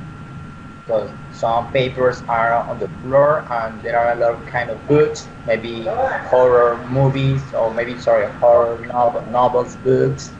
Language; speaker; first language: English; non-native, learner; Spanish